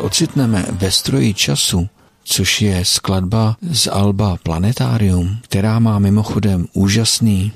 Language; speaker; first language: Czech; native; Czech